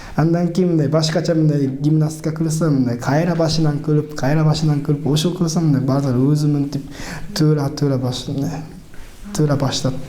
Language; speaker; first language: Kyrgyz; non-native, learner; Japanese